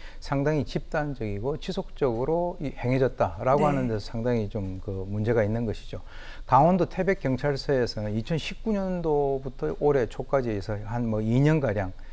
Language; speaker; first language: Korean; native; Korean